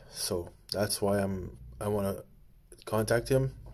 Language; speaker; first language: English; early bilingual, other home language; French